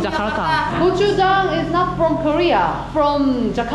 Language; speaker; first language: English; non-native, learner; Korean